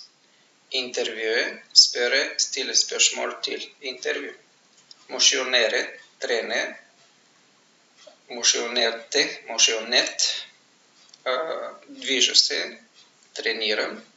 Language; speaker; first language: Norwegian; non-native, fluent; Bulgarian